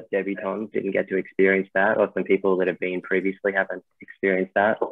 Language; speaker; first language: English; native; English